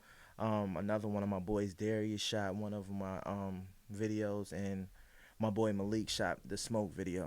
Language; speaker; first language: English; native; English